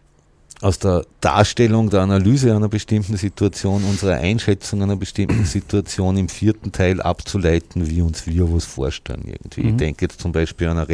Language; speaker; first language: German; native; German